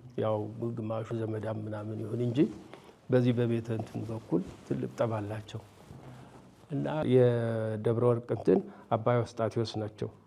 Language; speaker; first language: Amharic; native; Amharic